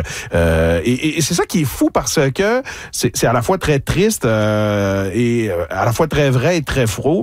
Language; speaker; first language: French; native; French